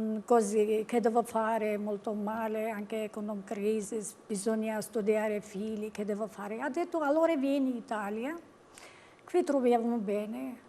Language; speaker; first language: Italian; non-native, learner; Georgian